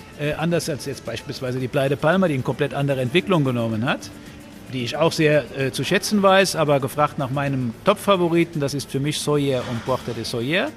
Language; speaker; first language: German; native; German